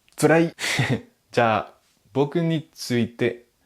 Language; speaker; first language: Japanese; non-native, learner; French